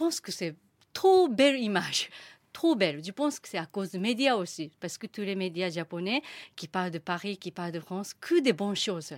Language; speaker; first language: French; non-native, learner; Japanese